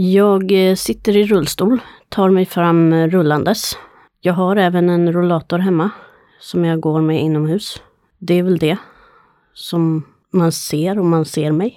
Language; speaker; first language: Swedish; native; Swedish